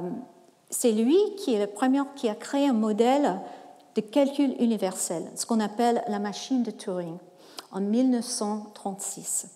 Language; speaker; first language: French; non-native, fluent; English